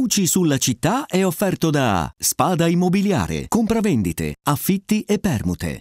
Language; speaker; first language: Italian; native; Italian